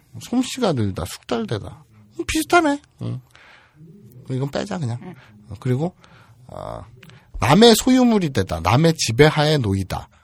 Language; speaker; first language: Korean; native; Korean